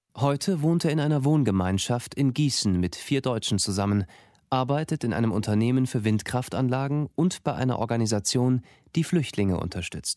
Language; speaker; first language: German; native; German